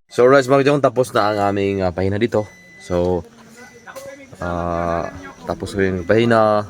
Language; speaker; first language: Filipino; non-native, local second language; Cebuano